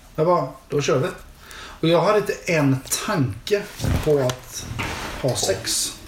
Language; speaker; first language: Swedish; native; Swedish